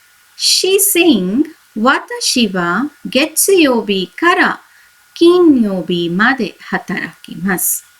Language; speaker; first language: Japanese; non-native, fluent; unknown